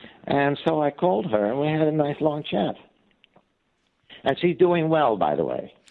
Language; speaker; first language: English; non-native, fluent; Dutch